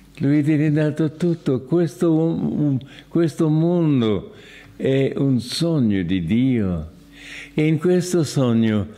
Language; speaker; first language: Italian; non-native, fluent; English